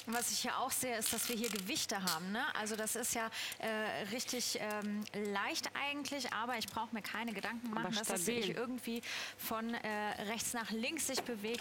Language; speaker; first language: German; native; German